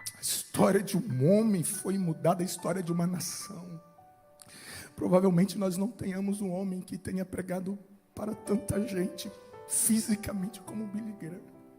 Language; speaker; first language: Portuguese; native; Portuguese